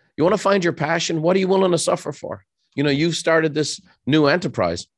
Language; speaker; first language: English; native; English